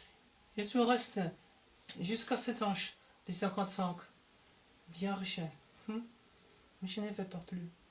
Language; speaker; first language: French; non-native, learner; German